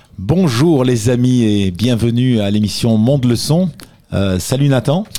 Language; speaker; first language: French; native; French